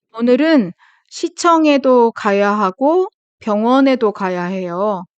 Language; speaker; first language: Korean; native; Korean